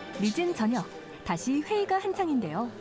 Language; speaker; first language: Korean; native; Korean